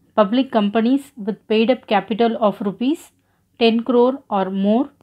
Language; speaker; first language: English; non-native, local second language; Tamil